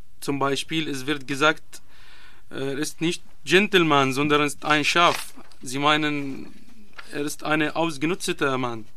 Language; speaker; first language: German; non-native, learner; Arabic